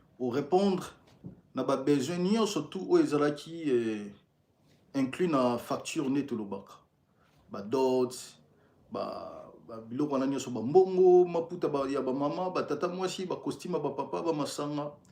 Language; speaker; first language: Lingala; non-native, local second language; Kongo